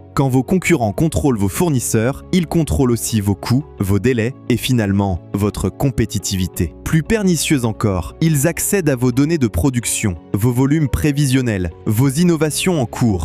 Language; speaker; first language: French; native; French